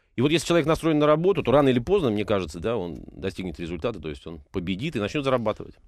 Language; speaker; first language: Russian; native; Russian